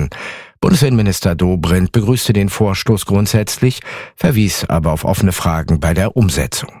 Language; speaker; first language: German; native; German